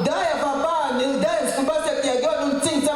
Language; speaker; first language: Danish; non-native, learner; French